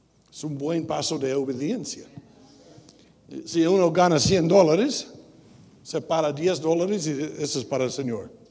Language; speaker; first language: Spanish; non-native, fluent; English